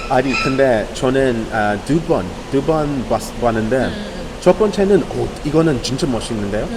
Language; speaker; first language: Korean; non-native, learner; English